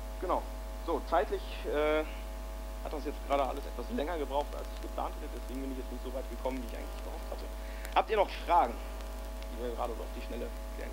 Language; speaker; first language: German; native; German